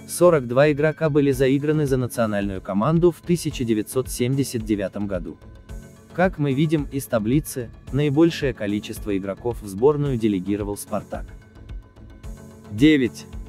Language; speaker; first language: Russian; native; Russian